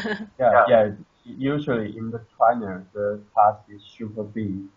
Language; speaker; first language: English; non-native, learner; Chinese